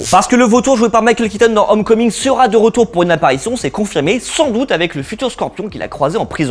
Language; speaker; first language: French; native; French